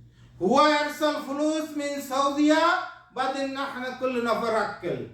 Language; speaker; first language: Arabic; non-native, learner; Bangla